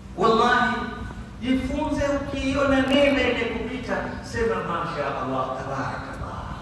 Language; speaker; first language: Swahili; native; Swahili